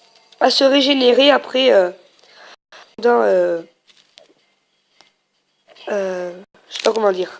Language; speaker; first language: French; native; French